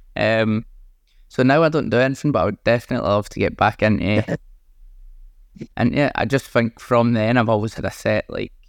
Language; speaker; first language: English; native; English